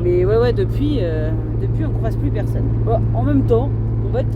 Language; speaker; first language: French; native; French